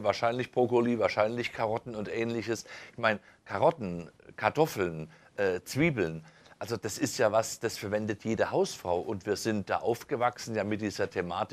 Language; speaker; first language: German; native; German